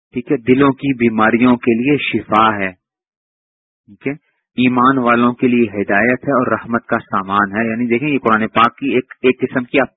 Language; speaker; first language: Urdu; native; Urdu